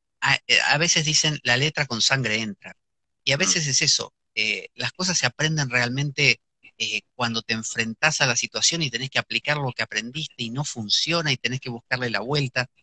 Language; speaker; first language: Spanish; native; Spanish